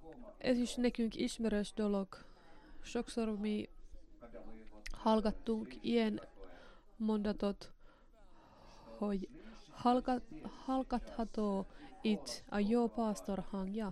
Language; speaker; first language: Hungarian; non-native, learner; Finnish